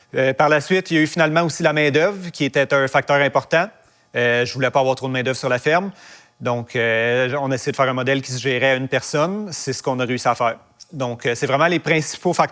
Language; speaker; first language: French; native; French